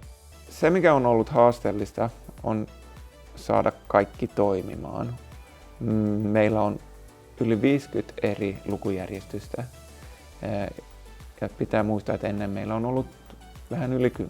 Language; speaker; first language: Finnish; non-native, local second language; Swedish